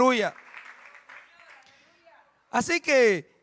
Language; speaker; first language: Spanish; native; Spanish